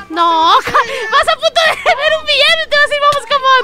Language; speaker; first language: Spanish; native; Spanish